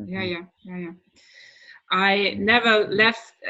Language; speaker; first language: English; non-native, fluent; German